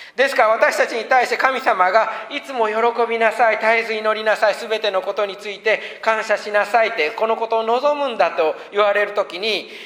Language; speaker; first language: Japanese; native; Japanese